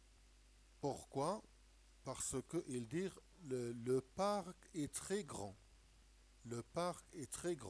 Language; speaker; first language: French; non-native, local second language; Arabic